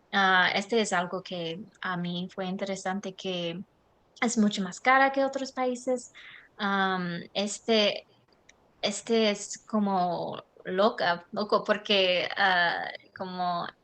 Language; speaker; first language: Spanish; non-native, learner; English